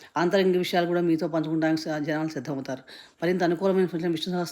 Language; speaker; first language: Telugu; native; Telugu